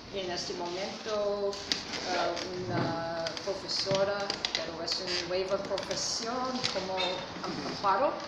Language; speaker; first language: Spanish; non-native, learner; English